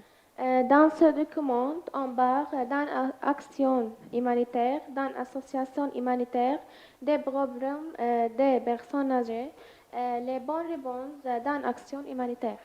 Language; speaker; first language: French; non-native, learner; Arabic